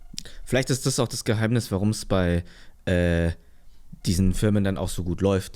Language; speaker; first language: German; native; German